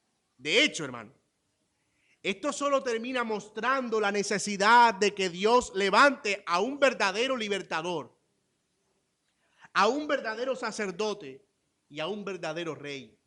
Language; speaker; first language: Spanish; native; Spanish